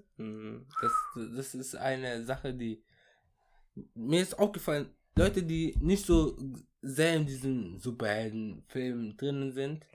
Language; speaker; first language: German; early bilingual, other home language; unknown